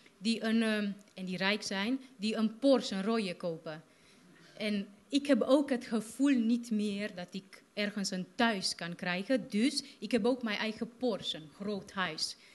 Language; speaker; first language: Dutch; non-native, fluent; Romanian